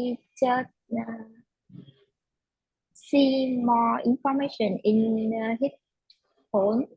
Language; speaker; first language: English; non-native, learner; Vietnamese